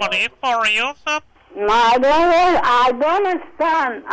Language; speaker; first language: English; non-native, learner; Spanish